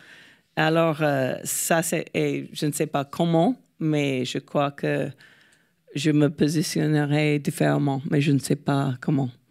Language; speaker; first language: French; non-native, fluent; English